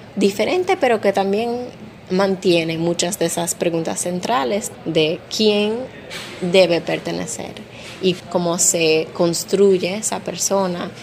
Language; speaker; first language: Spanish; early bilingual, heritage; Spanish